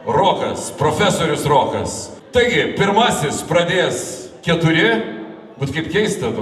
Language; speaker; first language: Lithuanian; native; Lithuanian